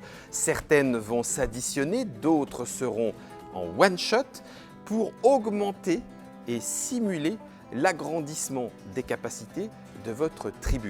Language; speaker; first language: French; native; French